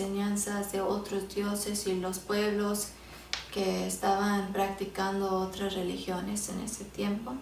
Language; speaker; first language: Spanish; early bilingual, heritage; Spanish